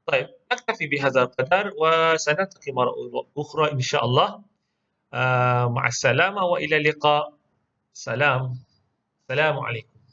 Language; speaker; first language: Arabic; non-native, local second language; Malay